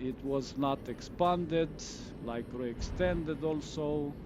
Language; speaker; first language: English; non-native, fluent; Romanian